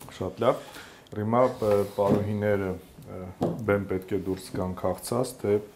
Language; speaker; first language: Armenian; native; Armenian